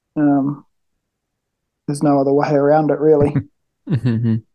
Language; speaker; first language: English; native; English